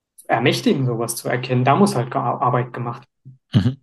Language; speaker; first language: German; native; German